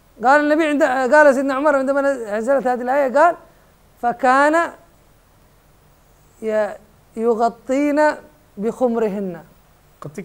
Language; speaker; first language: Arabic; non-native, fluent; Indonesian